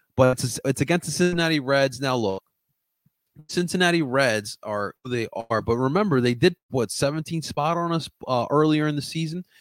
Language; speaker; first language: English; early bilingual, other home language; Spanish